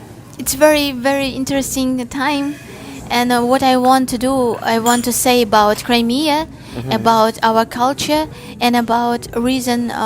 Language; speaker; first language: English; non-native, learner; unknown